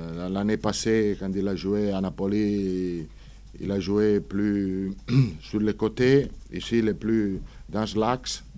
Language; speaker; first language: French; non-native, fluent; Italian